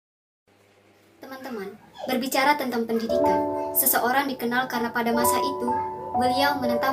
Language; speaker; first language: Indonesian; native; Indonesian